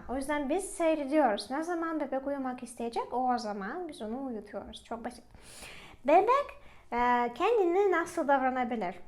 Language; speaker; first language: Turkish; non-native, fluent; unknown